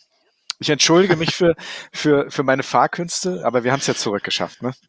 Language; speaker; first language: German; native; German